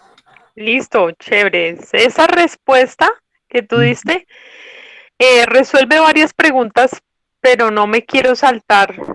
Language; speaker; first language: Spanish; native; Spanish